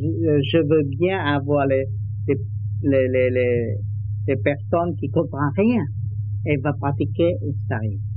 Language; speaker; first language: French; non-native, learner; Vietnamese